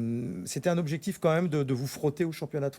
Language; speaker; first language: French; native; French